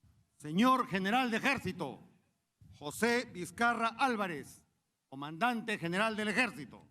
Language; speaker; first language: Spanish; native; Spanish